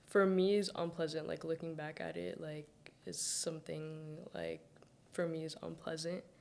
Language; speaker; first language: English; early bilingual, other home language; Arabic